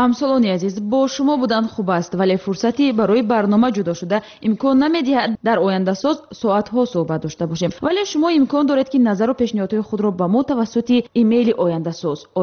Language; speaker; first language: Tajik; native; Tajik